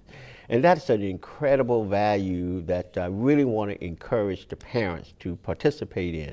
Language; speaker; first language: English; native; English